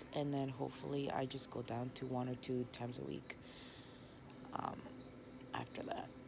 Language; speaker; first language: English; native; English